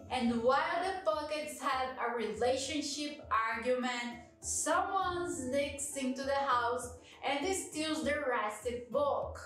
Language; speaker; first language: English; non-native, fluent; Portuguese